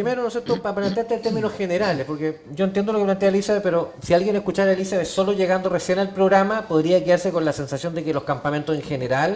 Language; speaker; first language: Spanish; native; Spanish